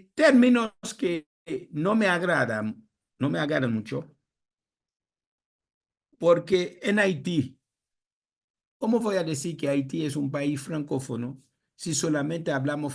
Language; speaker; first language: Spanish; non-native, fluent; Haitian Creole